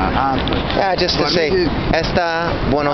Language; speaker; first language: Spanish; non-native, learner; English